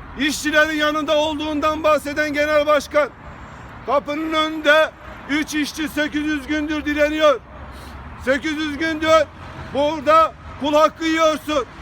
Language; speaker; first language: Turkish; native; Turkish